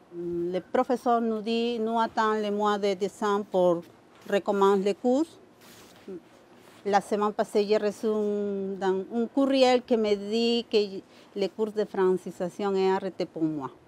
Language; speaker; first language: French; non-native, learner; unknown